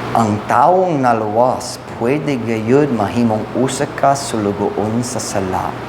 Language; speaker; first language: Cebuano; non-native, fluent; English